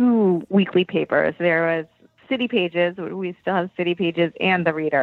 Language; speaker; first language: English; native; English